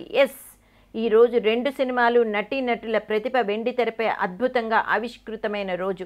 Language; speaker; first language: Telugu; native; Telugu